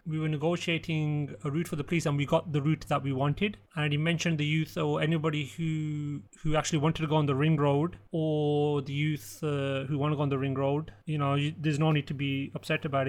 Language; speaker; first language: English; early bilingual, other home language; Punjabi